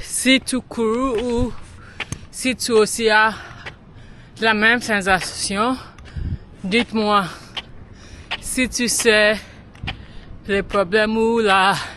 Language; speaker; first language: French; non-native, learner; English